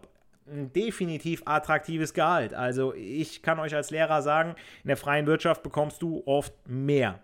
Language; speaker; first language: German; native; German